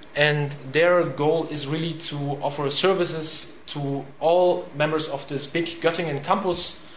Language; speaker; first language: English; non-native, fluent; German